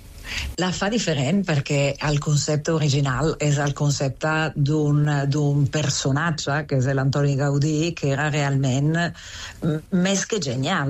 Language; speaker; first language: Catalan; non-native, fluent; Italian